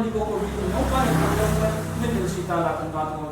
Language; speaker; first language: Portuguese; non-native, learner; Haitian Creole